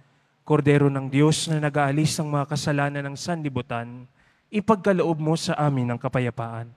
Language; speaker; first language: Filipino; native; Filipino